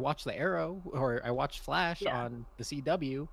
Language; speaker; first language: English; native; English